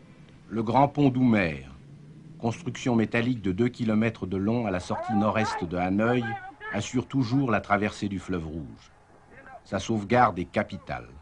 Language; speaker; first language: French; native; French